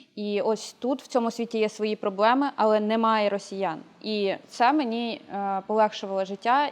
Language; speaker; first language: Ukrainian; native; Ukrainian